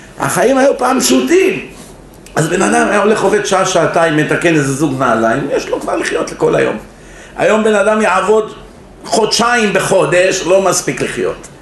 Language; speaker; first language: Hebrew; native; Hebrew